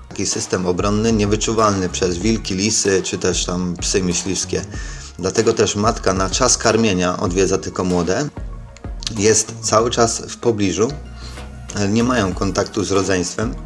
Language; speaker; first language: Polish; native; Polish